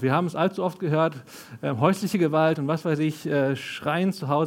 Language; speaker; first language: German; native; German